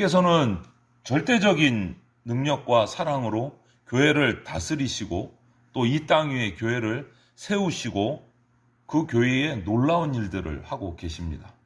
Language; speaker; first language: Korean; native; Korean